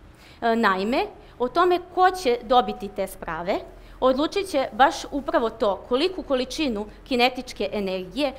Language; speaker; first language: Serbian; native; Serbian